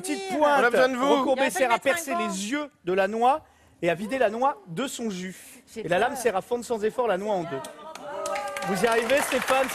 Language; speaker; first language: French; native; French